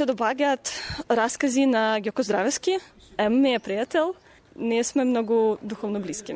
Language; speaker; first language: Macedonian; non-native, fluent; Russian